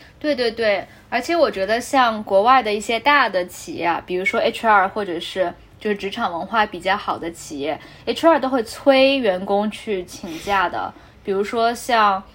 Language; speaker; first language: Chinese; native; Chinese